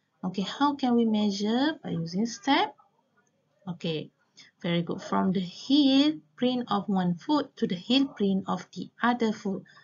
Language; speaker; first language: English; non-native, local second language; Malay